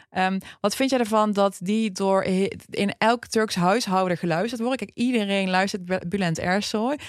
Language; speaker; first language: Dutch; early bilingual, other home language; Turkish